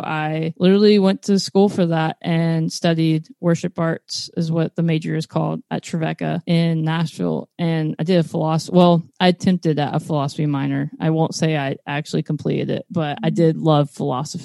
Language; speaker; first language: English; native; English